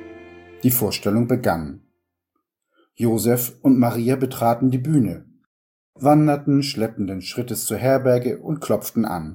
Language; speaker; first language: German; native; German